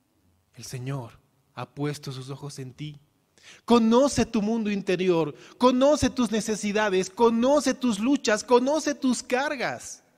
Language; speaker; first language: Spanish; native; Spanish